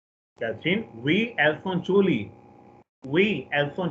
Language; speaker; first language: French; non-native, fluent; Hindi